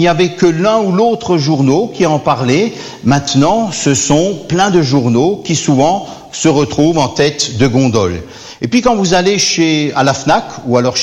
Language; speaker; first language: French; native; French